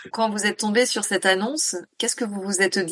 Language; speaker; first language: French; native; French